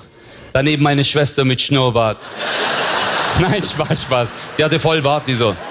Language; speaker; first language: German; early bilingual, other home language; Turkish